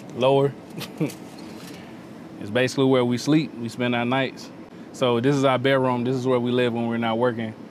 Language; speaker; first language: English; native; English